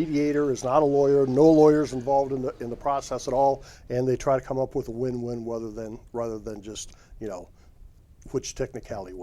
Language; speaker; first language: English; native; English